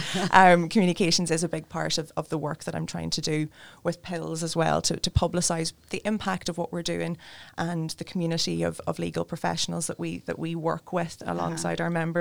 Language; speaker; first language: English; native; English